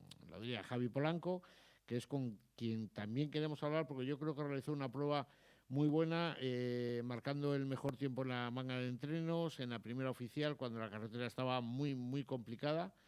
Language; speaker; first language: Spanish; native; Spanish